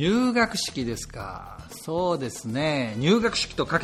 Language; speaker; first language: Japanese; native; Japanese